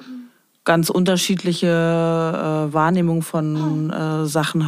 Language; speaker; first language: German; native; German